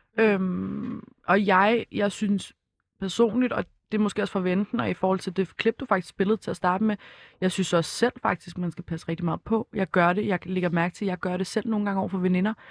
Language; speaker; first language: Danish; early bilingual, other home language; Kurdish